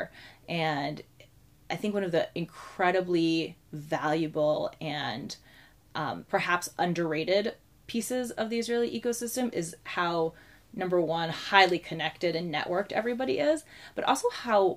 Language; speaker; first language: English; native; English